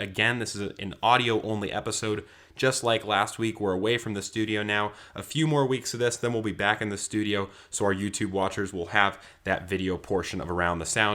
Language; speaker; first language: English; native; English